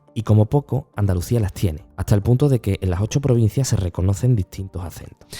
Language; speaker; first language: Spanish; native; Spanish